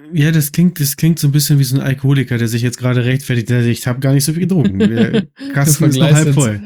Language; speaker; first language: German; native; German